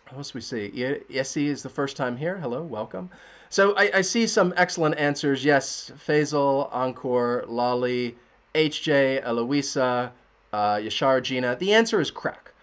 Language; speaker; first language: English; native; English